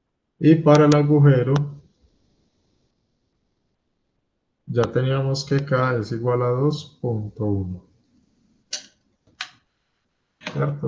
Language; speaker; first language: Spanish; native; Spanish